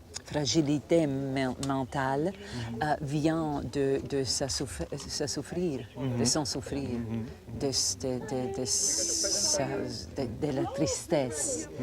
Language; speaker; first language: French; non-native, fluent; Croatian